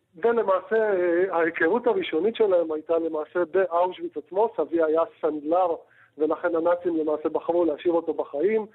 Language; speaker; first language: Hebrew; native; Hebrew